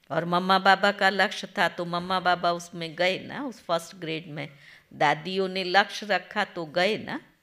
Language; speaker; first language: Hindi; non-native, local second language; Gujarati